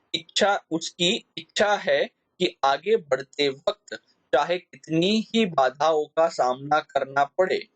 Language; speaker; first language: Hindi; non-native, local second language; Gujarati